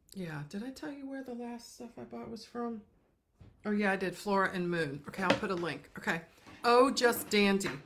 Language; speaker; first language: English; native; English